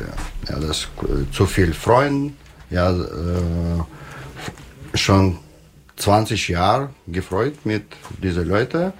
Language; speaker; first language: German; non-native, learner; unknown